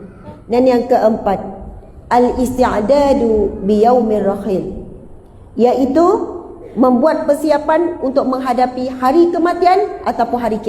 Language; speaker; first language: Malay; native; Malay